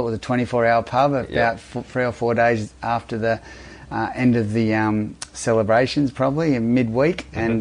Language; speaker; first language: English; native; English